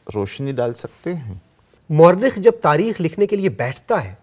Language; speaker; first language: Urdu; native; Urdu